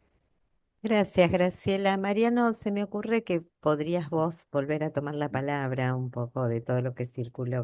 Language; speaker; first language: Spanish; native; Spanish